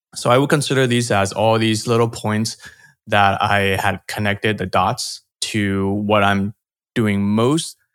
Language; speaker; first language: English; early bilingual, other home language; Chinese